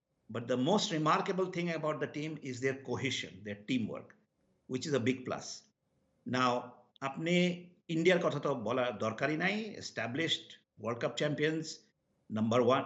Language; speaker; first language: English; non-native, local second language; Bangla